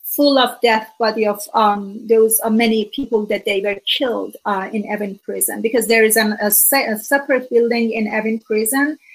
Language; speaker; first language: English; non-native, fluent; Persian